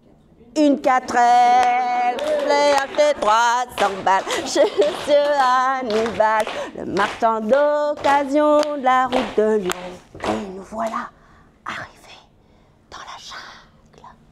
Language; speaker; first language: French; native; French